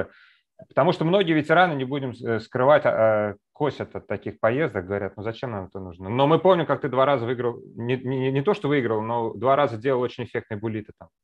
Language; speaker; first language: Russian; native; Russian